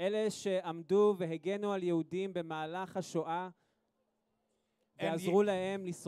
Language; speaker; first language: Hebrew; native; Hebrew